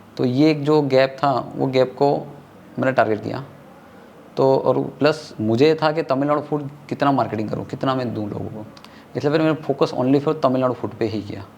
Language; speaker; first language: Hindi; non-native, local second language; Tamil